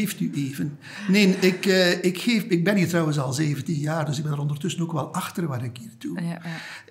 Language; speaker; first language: Dutch; native; Dutch